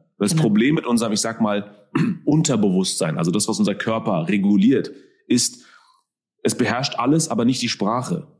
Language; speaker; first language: German; early bilingual, other home language; Persian